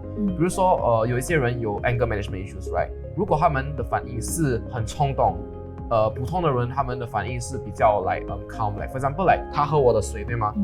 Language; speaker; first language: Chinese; non-native, local second language; English